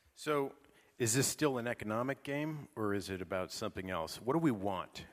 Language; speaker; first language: English; native; English